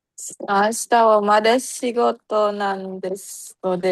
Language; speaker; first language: Japanese; non-native, learner; Indonesian